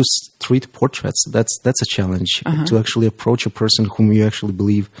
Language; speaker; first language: English; non-native, fluent; Romanian